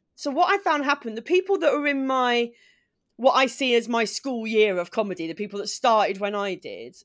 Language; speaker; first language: English; native; English